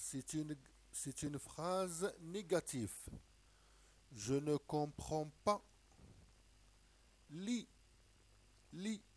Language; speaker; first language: French; non-native, local second language; Arabic